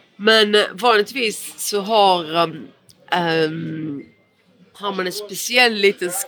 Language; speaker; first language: Swedish; early bilingual, other home language; Portuguese